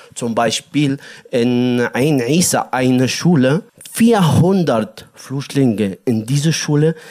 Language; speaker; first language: German; non-native, learner; Arabic